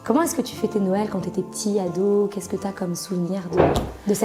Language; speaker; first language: French; native; French